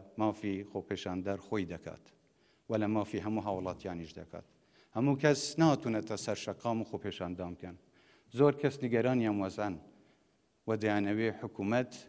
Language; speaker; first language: Central Kurdish; non-native, local second language; Kurdish